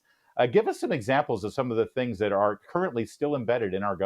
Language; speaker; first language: English; native; English